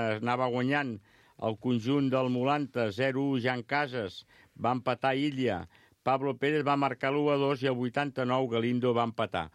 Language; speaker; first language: Catalan; native; Catalan